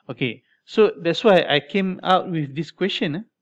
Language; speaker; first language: English; non-native, local second language; Malay